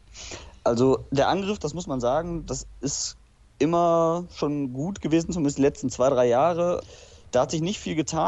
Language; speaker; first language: German; native; German